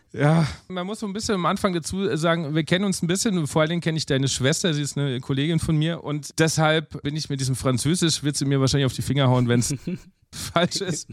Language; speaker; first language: German; native; German